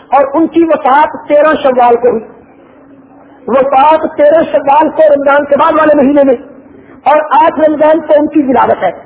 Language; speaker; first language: Urdu; non-native, local second language; Punjabi